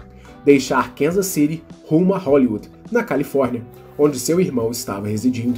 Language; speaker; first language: Portuguese; native; Portuguese